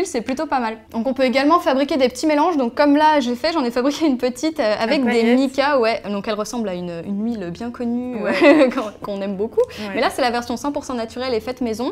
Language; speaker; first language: French; native; French